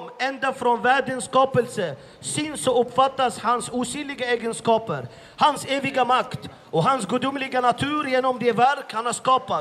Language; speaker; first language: Swedish; non-native, fluent; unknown